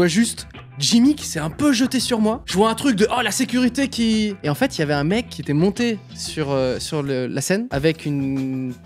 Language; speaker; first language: French; native; French